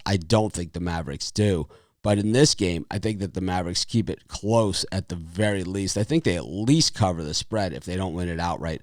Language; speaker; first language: English; native; English